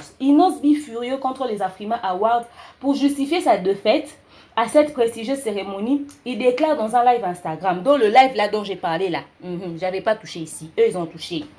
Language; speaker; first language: French; non-native, local second language; Lingala